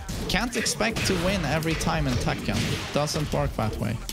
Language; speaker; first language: English; non-native, fluent; Swedish